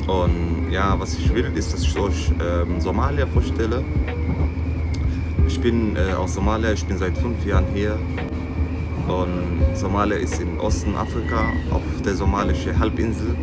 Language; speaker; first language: German; non-native, learner; Somali